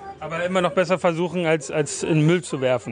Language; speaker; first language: German; native; German